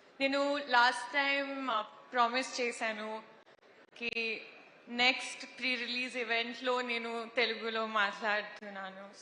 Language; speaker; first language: Telugu; non-native, learner; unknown